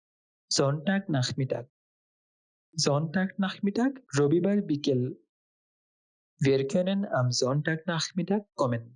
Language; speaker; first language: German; non-native, fluent; Bangla